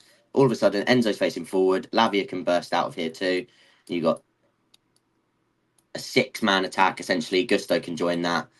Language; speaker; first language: English; native; English